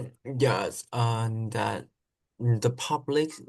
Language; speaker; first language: English; non-native, learner; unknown